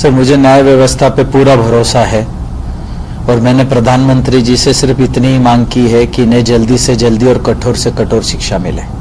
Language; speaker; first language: Hindi; non-native, local second language; Marathi